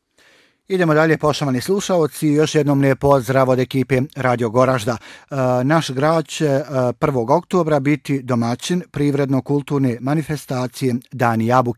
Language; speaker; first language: Bosnian; native; Bosnian